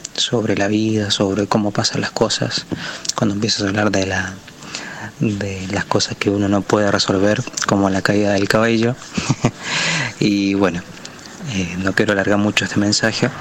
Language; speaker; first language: Spanish; native; Spanish